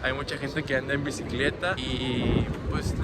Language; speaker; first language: Spanish; native; Spanish